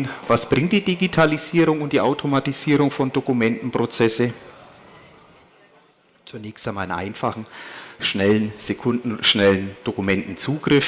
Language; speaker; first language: German; native; German